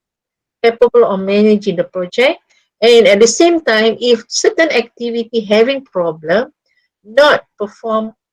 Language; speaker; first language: English; non-native, local second language; Malay